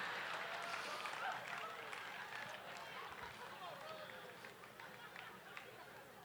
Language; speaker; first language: English; non-native, fluent; Spanish